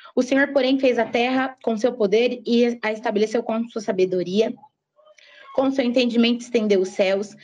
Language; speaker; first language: Portuguese; native; Portuguese